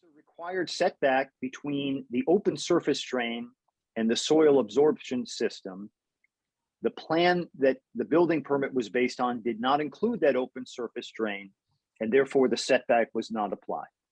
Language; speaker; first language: English; native; English